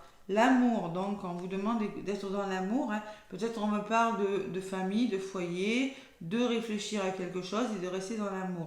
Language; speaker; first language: French; native; French